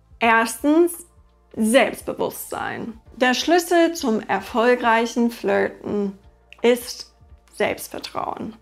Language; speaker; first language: German; non-native, fluent; English